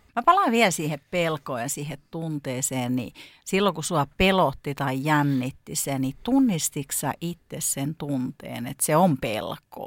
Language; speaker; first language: Finnish; native; Finnish